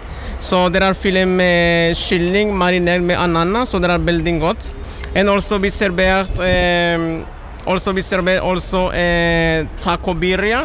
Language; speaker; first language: Norwegian; non-native, learner; Spanish